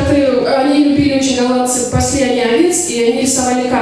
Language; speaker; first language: Russian; native; Russian